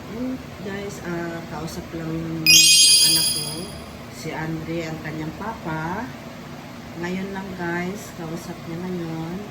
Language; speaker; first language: Filipino; non-native, local second language; Cebuano